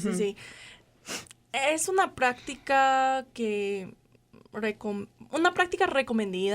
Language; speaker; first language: Spanish; non-native, fluent; English